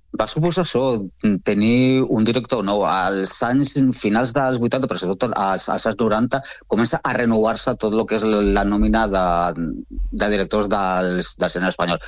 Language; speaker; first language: Catalan; non-native, local second language; Spanish